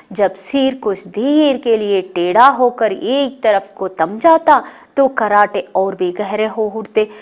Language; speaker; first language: Hindi; non-native, local second language; Kannada